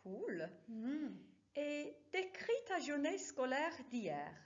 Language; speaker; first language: French; non-native, fluent; English